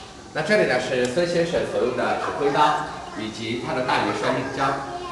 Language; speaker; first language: Chinese; native; Chinese